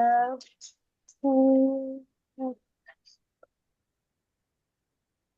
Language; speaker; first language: English; non-native, learner; Indonesian